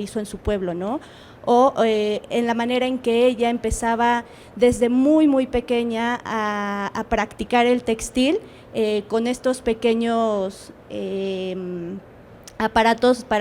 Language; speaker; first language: Spanish; native; Spanish